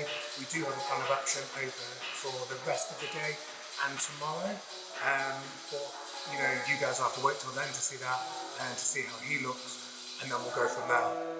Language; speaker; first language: English; native; English